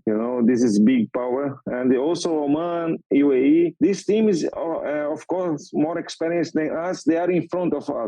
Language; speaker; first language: English; non-native, learner; Portuguese